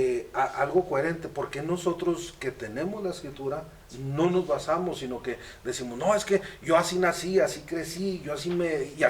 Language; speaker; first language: Spanish; native; Spanish